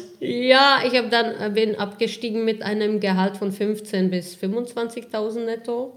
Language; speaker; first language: German; non-native, fluent; Czech